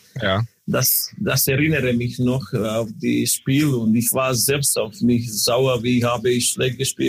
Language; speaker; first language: German; non-native, learner; Croatian